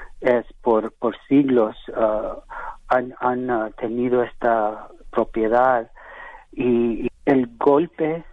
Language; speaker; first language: Spanish; early bilingual, heritage; English